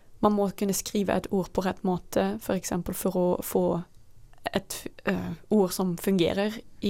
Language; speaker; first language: Norwegian; non-native, fluent; Dutch